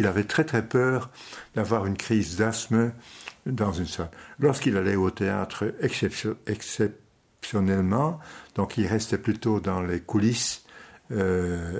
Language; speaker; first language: French; non-native, local second language; Dutch